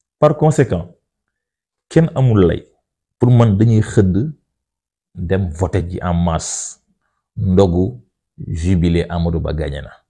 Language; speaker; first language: French; non-native, local second language; Wolof